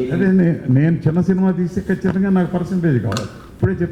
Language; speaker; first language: Telugu; native; Telugu